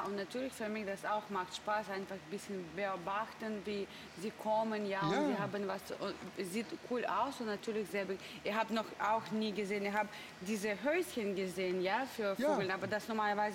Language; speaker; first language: German; non-native, learner; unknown